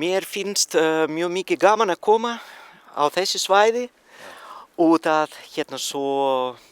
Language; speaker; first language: Icelandic; non-native, learner; Norwegian